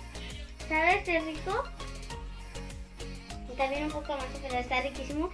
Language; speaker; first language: Spanish; early bilingual, heritage; Spanish